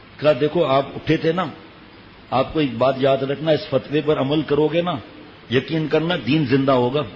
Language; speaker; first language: Urdu; native; Urdu